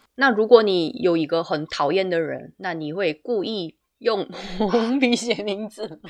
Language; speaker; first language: Chinese; non-native, fluent; Korean